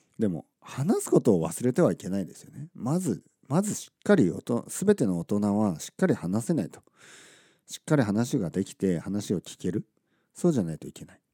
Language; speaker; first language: Japanese; native; Japanese